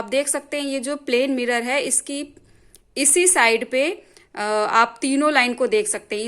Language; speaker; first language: Hindi; native; Hindi